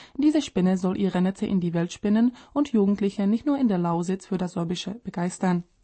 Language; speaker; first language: German; non-native, fluent; Czech